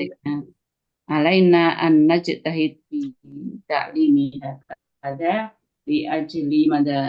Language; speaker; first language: Arabic; non-native, local second language; Indonesian